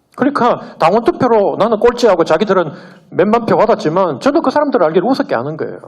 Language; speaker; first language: Korean; native; Korean